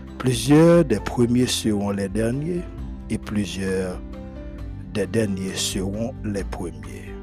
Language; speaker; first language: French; non-native, local second language; Haitian Creole